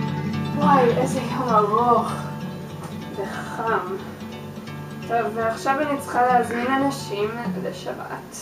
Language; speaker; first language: Hebrew; non-native, learner; English